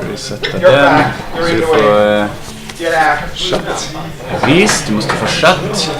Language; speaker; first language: Swedish; native; Swedish